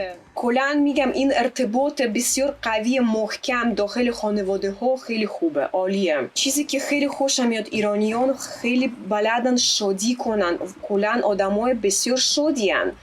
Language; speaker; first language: Persian; non-native, fluent; Russian